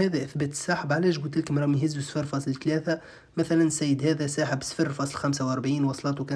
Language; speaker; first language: Arabic; native; Arabic